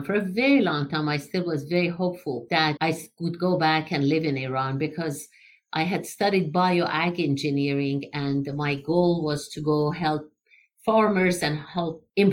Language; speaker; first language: English; non-native, fluent; Persian